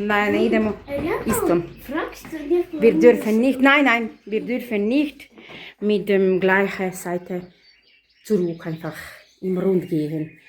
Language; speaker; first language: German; non-native, learner; Macedonian